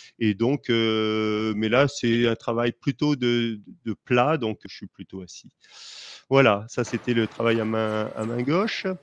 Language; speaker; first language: French; native; French